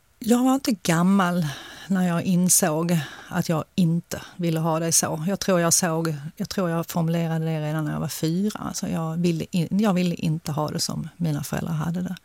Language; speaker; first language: Swedish; early bilingual, other home language; Finnish